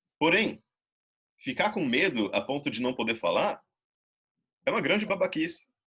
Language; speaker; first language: Portuguese; native; Portuguese